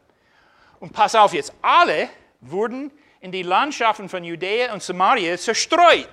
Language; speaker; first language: German; non-native, fluent; English